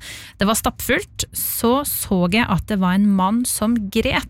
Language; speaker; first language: Norwegian; native; Norwegian